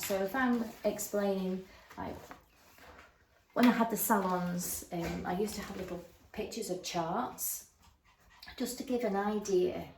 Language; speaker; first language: English; native; English